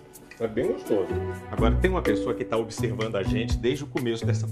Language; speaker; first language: Portuguese; native; Portuguese